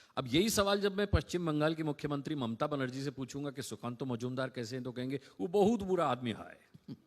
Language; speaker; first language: Hindi; native; Hindi